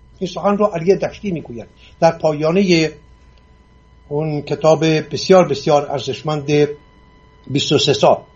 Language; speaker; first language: Persian; non-native, local second language; Assyrian Neo-Aramaic